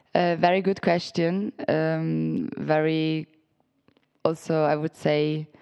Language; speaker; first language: English; non-native, fluent; Italian